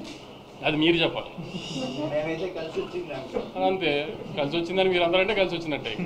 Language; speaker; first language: Telugu; native; Telugu